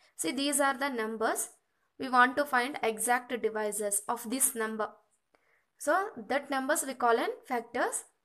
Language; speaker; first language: English; non-native, local second language; Kannada